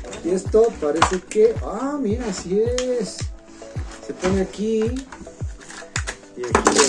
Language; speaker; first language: Spanish; native; Spanish